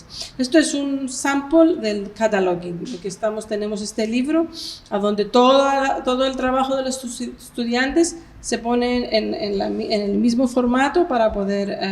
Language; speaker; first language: Spanish; non-native, fluent; Greek